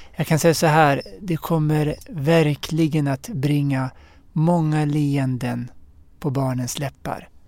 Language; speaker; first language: Swedish; early bilingual, other home language; Arabic